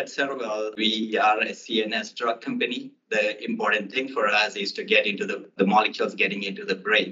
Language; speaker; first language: English; non-native, local second language; Telugu